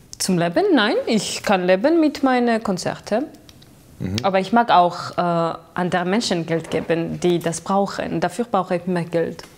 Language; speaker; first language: German; non-native, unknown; Georgian